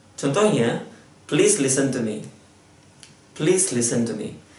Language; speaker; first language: English; non-native, fluent; Indonesian